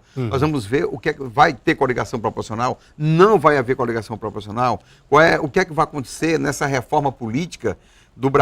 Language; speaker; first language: Portuguese; native; Portuguese